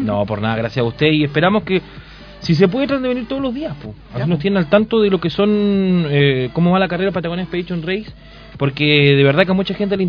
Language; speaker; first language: Spanish; native; Spanish